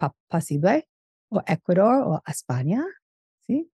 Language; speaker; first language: Spanish; non-native, learner; English